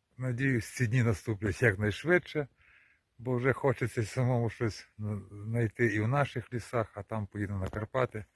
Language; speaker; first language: Ukrainian; native; Ukrainian